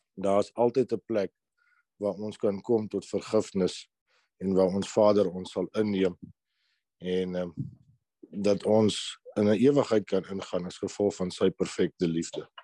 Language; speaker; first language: Afrikaans; native; Afrikaans